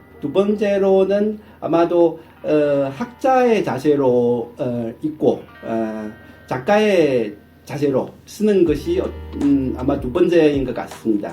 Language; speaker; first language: Korean; non-native, fluent; Chinese